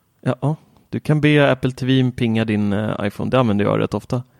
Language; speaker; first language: Swedish; native; Swedish